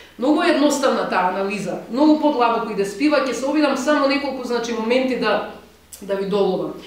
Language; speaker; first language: Macedonian; native; Macedonian